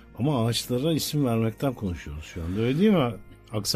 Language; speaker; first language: Turkish; native; Turkish